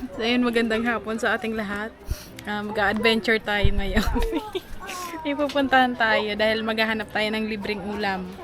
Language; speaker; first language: Filipino; non-native, local second language; Cebuano